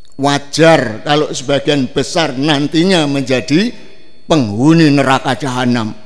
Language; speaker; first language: Indonesian; non-native, local second language; Javanese